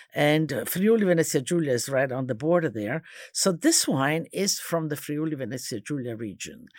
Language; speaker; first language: English; early bilingual, other home language; Croatian